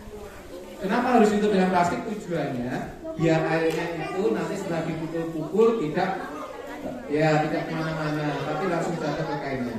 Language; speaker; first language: Indonesian; native; Indonesian